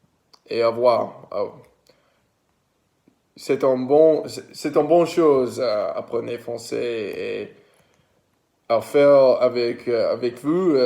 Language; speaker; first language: French; non-native, learner; English